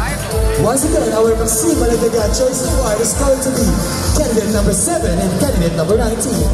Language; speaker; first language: English; non-native, local second language; Filipino